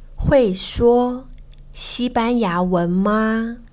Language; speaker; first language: Chinese; non-native, fluent; Spanish